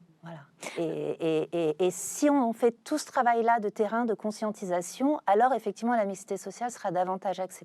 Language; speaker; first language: French; native; French